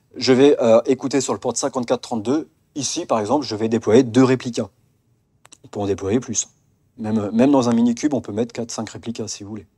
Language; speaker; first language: French; native; French